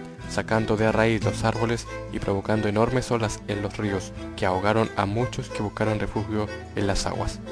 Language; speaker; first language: Spanish; native; Spanish